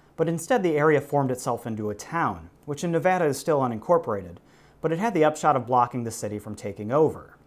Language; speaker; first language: English; native; English